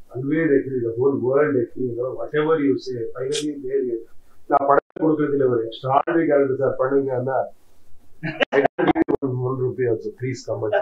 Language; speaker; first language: Tamil; non-native, learner; Kannada